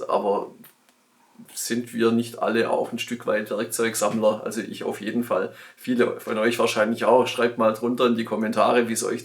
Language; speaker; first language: German; native; German